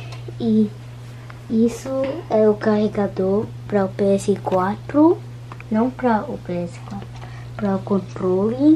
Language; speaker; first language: Portuguese; early bilingual, heritage; Portuguese